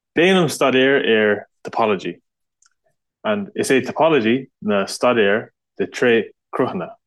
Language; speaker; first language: Irish; non-native, local second language; English